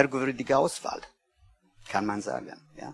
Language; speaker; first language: German; non-native, learner; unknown